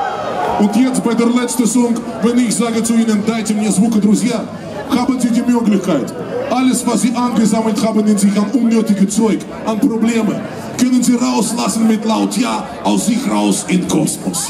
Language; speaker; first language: German; non-native, fluent; Russian